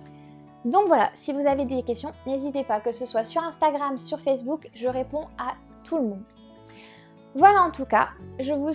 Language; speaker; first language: French; native; French